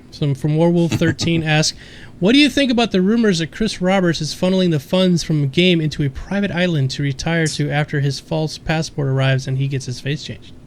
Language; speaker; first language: English; native; English